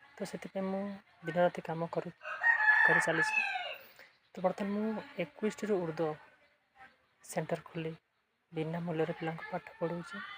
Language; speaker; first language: Odia; non-native, local second language; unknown